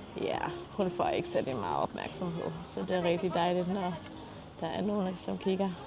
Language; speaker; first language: Danish; non-native, fluent; Polish